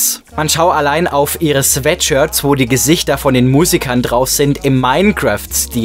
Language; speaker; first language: German; native; German